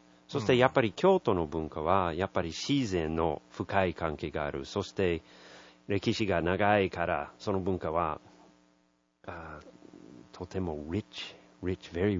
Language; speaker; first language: Japanese; non-native, learner; English